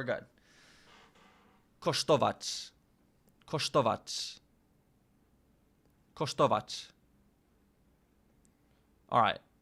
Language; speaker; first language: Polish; non-native, learner; English